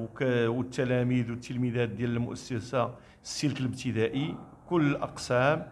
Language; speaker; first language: Arabic; native; Arabic